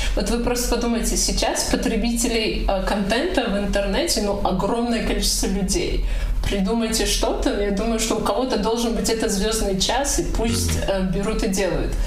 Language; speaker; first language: Russian; non-native, local second language; Tajik